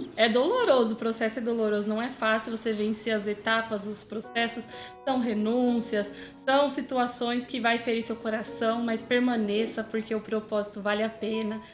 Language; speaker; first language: Portuguese; native; Portuguese